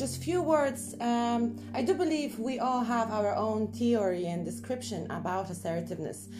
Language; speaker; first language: English; non-native, fluent; Polish